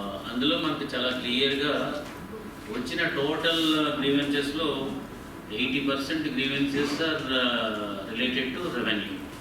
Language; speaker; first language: Telugu; native; Telugu